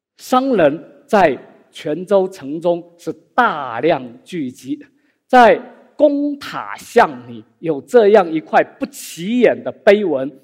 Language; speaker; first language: Chinese; native; Chinese